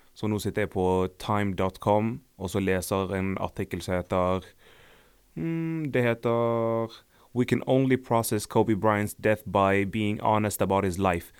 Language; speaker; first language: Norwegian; early bilingual, other home language; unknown